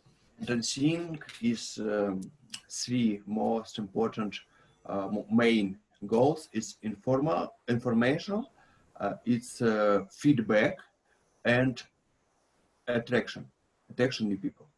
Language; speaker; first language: English; non-native, learner; Russian